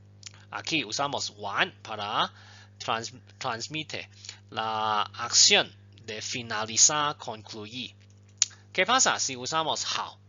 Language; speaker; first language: Spanish; non-native, fluent; Chinese